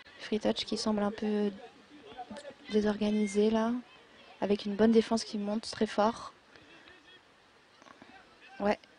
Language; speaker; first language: French; native; French